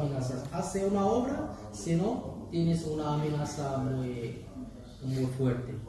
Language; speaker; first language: Spanish; non-native, learner; Arabic